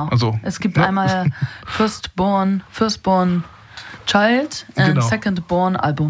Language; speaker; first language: German; native; German